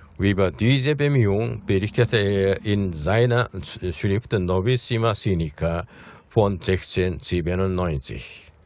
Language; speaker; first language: German; non-native, fluent; Korean